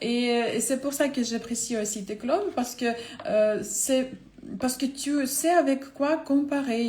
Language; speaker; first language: French; non-native, fluent; Ukrainian